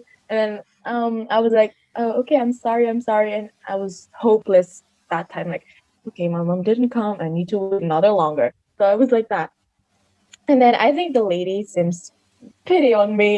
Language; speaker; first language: English; non-native, fluent; Indonesian